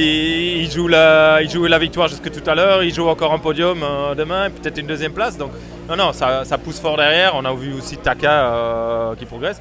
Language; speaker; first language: French; native; French